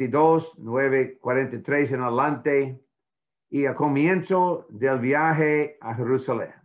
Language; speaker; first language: Spanish; non-native, fluent; English